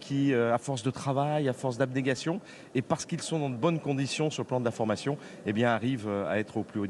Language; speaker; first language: French; native; French